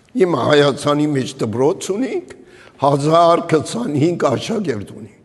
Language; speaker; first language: Armenian; early bilingual, heritage; Armenian